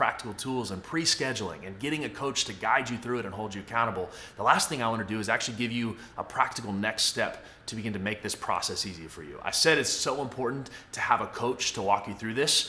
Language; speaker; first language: English; native; English